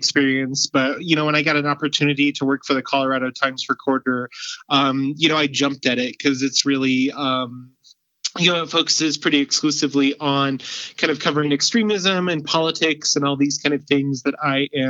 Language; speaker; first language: English; native; English